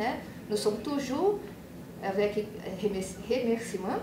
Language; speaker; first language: French; non-native, learner; Portuguese